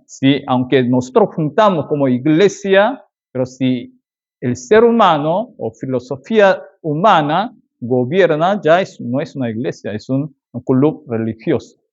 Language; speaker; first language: Spanish; non-native, fluent; Korean